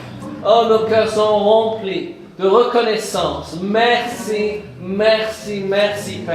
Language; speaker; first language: French; non-native, fluent; English